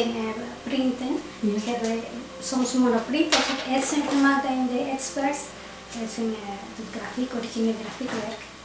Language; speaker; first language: Dutch; non-native, fluent; Spanish